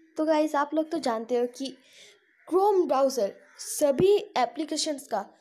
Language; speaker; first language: Hindi; non-native, local second language; Bangla